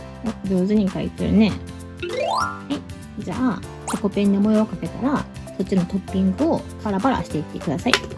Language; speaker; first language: Japanese; native; Japanese